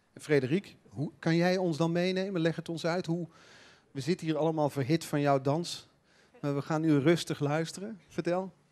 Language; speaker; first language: Dutch; native; Dutch